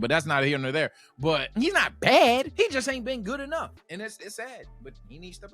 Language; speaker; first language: English; native; English